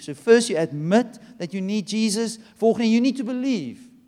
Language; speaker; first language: English; non-native, local second language; Afrikaans